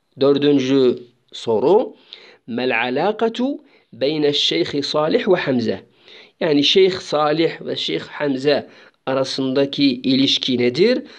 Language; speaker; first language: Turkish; non-native, fluent; Arabic